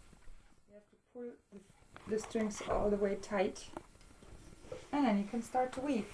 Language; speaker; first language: English; non-native, fluent; German